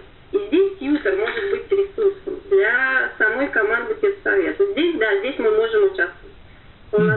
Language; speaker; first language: Russian; native; Russian